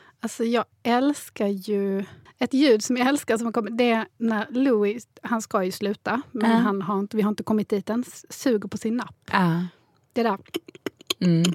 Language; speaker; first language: Swedish; native; Swedish